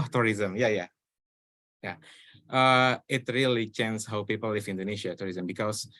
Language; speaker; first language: English; non-native, learner; Indonesian